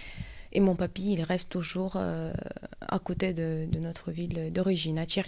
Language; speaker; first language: French; non-native, learner; Ukrainian